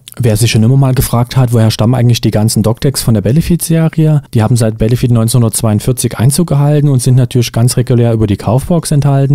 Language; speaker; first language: German; native; German